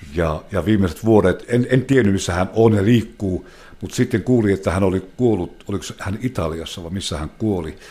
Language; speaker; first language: Finnish; native; Finnish